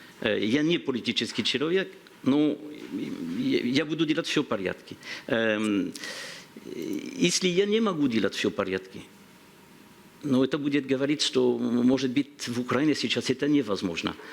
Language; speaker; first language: Russian; non-native, learner; French